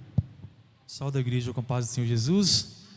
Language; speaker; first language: Portuguese; native; Portuguese